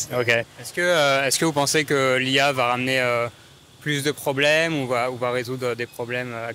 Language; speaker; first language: French; native; French